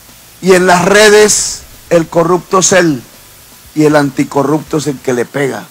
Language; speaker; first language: Spanish; native; Spanish